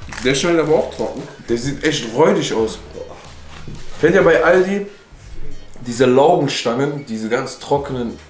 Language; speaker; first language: German; native; German